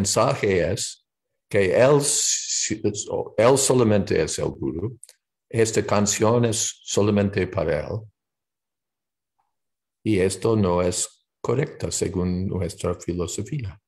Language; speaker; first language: Spanish; non-native, fluent; English